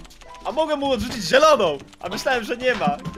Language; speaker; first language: Polish; native; Polish